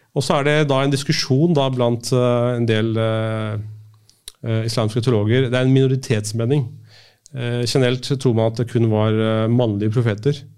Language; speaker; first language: Norwegian; early bilingual, other home language; Urdu